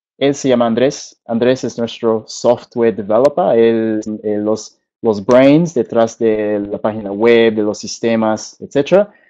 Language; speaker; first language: Spanish; early bilingual, heritage; Spanish